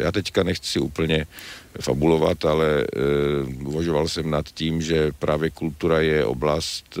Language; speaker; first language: Czech; native; Czech